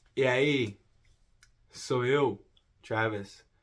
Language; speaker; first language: Portuguese; non-native, fluent; English